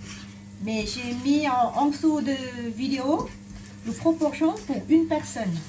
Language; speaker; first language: French; non-native, learner; Thai